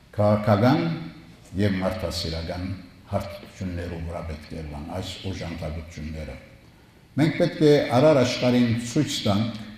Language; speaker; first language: Armenian; early bilingual, heritage; Armenian